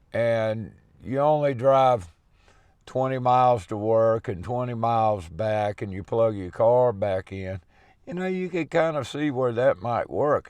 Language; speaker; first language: English; native; English